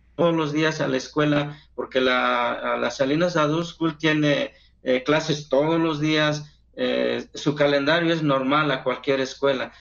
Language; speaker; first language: Spanish; non-native, local second language; Zapotec